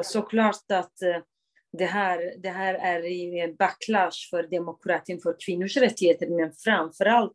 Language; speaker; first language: Swedish; non-native, fluent; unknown